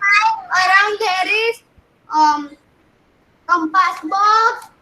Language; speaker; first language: English; non-native, learner; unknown